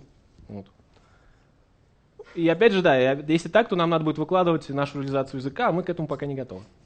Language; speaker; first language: Russian; native; Russian